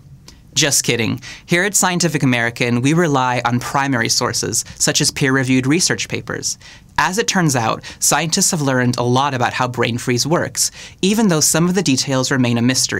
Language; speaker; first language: English; native; English